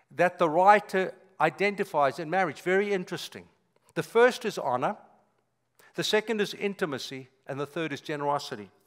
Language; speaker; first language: English; native; English